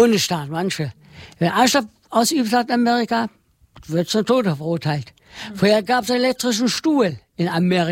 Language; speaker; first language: German; non-native, learner; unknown